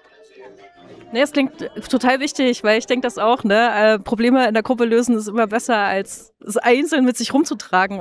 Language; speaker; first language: German; native; German